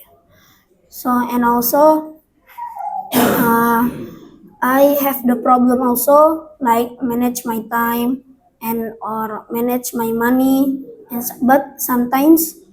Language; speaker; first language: English; non-native, learner; Indonesian